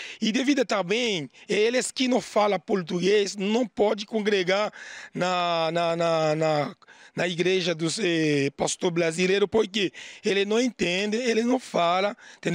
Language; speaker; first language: Portuguese; non-native, learner; Haitian Creole